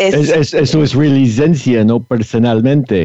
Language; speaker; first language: Spanish; non-native, fluent; English